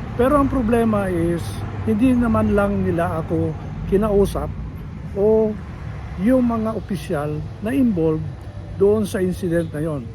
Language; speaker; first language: Filipino; native; Filipino